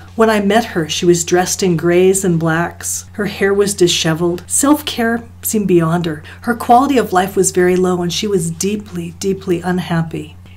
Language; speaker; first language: English; native; English